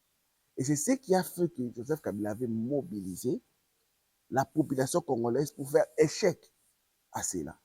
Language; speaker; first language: French; non-native, local second language; Lingala